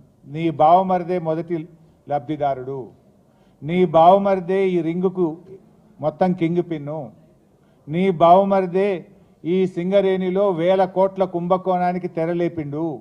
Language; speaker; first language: Telugu; native; Telugu